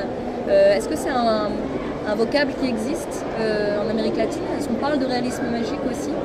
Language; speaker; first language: French; native; French